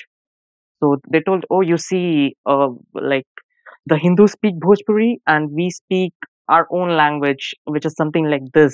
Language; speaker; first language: English; non-native, local second language; Urdu